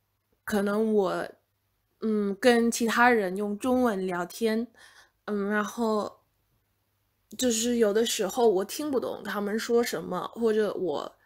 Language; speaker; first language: Chinese; non-native, fluent; English